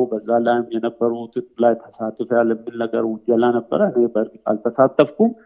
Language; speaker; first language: Amharic; non-native, local second language; Oromo